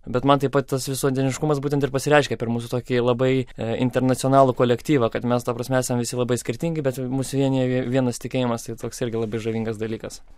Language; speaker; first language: Lithuanian; non-native, local second language; Polish